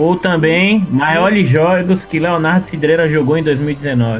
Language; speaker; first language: Portuguese; native; Portuguese